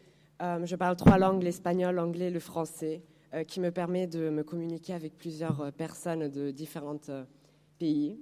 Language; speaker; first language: French; non-native, fluent; Spanish